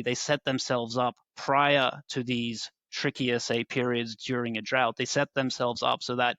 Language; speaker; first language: English; native; English